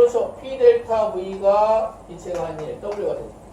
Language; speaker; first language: Korean; native; Korean